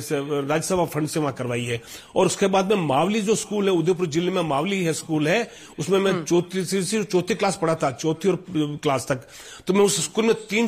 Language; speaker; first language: Hindi; native; Hindi